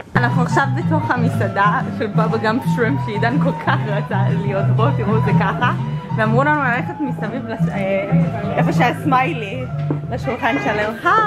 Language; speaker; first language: Hebrew; native; Hebrew